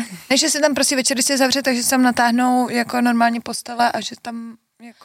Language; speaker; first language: Czech; native; Czech